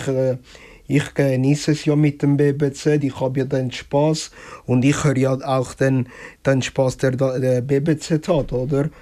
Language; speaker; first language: German; early bilingual, other home language; Italian